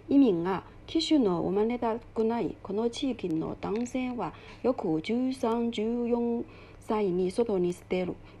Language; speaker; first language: Japanese; non-native, learner; Chinese